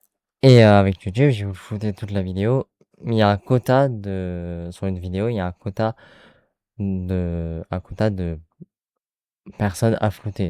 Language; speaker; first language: French; native; French